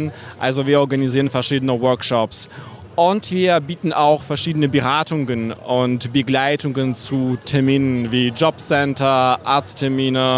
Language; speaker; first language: German; non-native, fluent; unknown